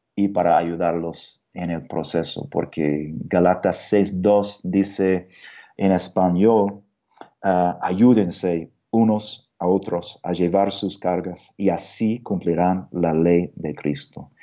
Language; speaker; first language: Spanish; non-native, fluent; English